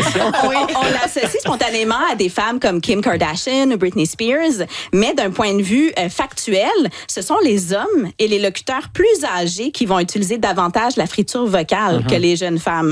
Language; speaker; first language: French; native; French